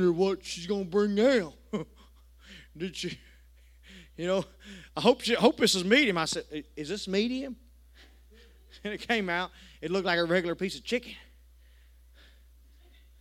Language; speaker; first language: English; native; English